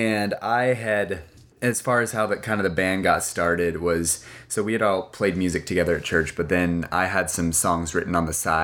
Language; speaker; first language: English; native; English